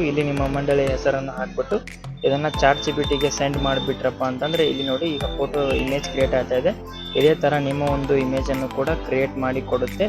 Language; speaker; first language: Kannada; native; Kannada